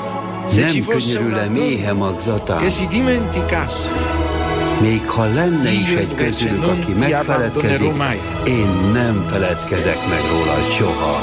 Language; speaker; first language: Hungarian; native; Hungarian